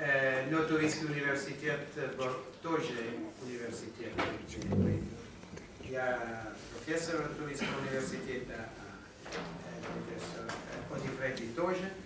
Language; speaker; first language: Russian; non-native, fluent; Italian